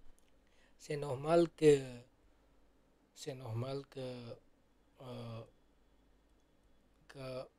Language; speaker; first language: French; non-native, learner; Gujarati